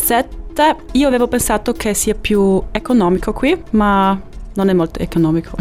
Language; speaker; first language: Italian; non-native, fluent; German